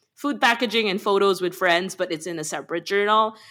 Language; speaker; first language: English; non-native, local second language; Filipino